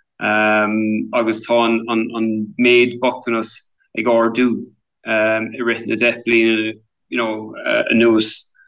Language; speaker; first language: Irish; non-native, local second language; English